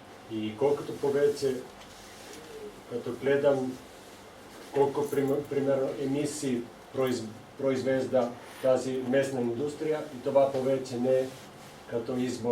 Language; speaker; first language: Bulgarian; non-native, learner; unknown